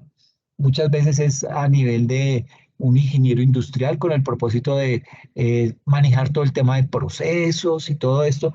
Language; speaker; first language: Spanish; native; Spanish